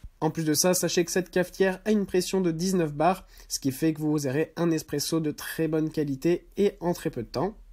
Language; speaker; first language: French; native; French